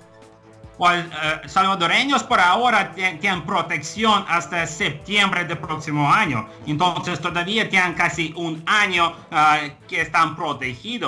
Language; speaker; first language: Spanish; non-native, fluent; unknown